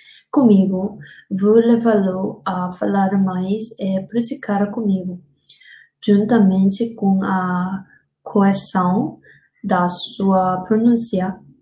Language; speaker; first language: Portuguese; non-native, learner; Korean